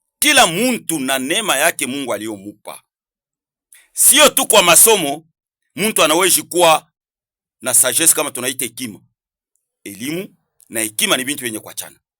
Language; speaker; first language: Swahili; native; Swahili